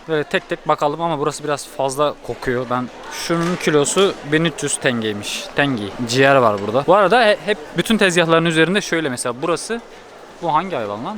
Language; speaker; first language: Turkish; native; Turkish